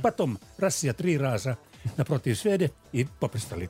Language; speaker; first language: Russian; non-native, learner; Finnish